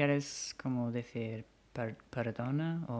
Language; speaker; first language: Spanish; non-native, fluent; English